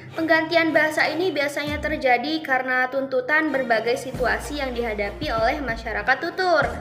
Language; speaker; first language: Indonesian; non-native, local second language; Malay